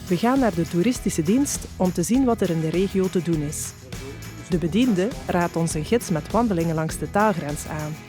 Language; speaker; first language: Dutch; native; Dutch